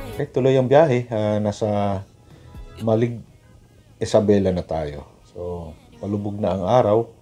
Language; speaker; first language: Filipino; non-native, local second language; Cebuano